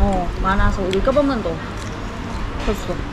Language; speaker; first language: Korean; non-native, learner; Thai